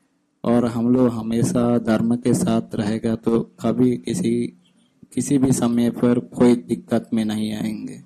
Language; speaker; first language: Hindi; non-native, fluent; Sinhala